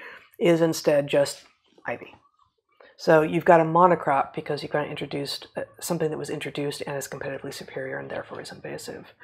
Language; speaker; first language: English; native; English